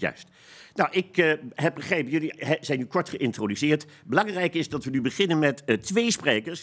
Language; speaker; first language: Dutch; native; Dutch